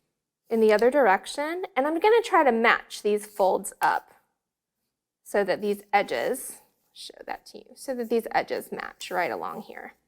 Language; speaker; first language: English; native; English